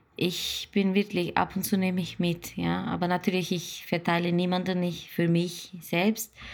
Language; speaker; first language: German; non-native, learner; Turkish